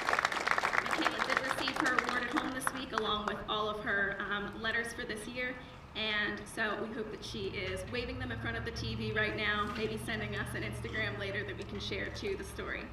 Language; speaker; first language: English; native; English